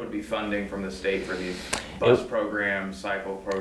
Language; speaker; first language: English; native; English